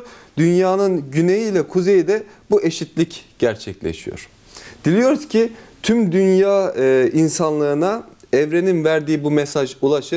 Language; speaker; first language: Turkish; native; Turkish